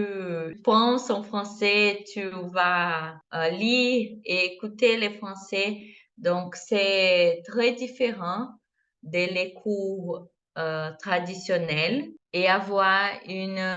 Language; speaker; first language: French; non-native, learner; Portuguese